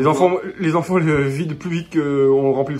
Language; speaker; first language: French; native; French